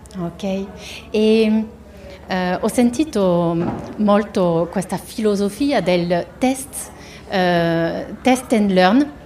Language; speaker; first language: Italian; non-native, fluent; French